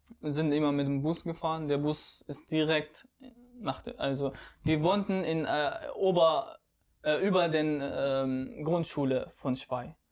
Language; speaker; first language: German; non-native, fluent; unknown